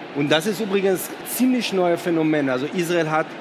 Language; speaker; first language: German; non-native, fluent; Hebrew